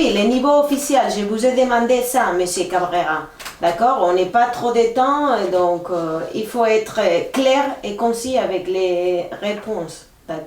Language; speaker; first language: French; non-native, fluent; Spanish